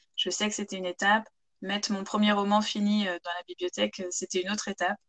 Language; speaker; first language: French; native; French